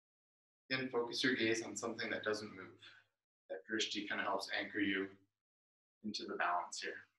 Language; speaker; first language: English; native; English